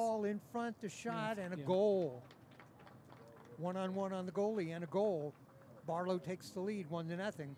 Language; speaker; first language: English; native; English